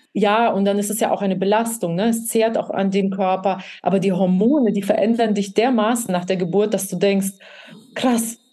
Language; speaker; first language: German; early bilingual, other home language; Russian